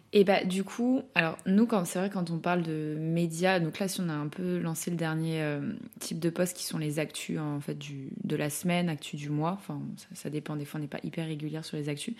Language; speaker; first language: French; native; French